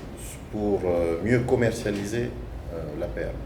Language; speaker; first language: French; native; French